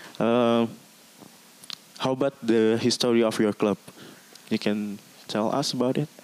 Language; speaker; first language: English; non-native, learner; Indonesian